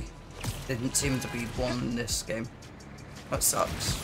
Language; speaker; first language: English; native; English